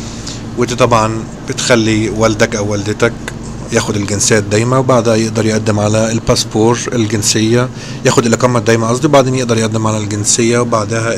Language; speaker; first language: Arabic; native; Arabic